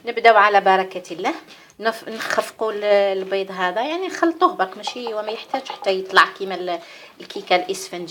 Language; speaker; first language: Arabic; native; Arabic